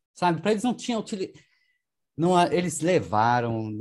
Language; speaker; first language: Portuguese; non-native, fluent; German